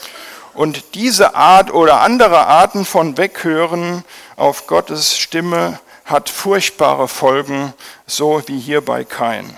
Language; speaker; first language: German; native; German